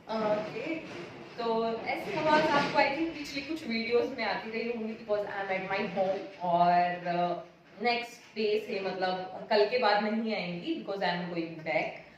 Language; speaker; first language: Hindi; native; Hindi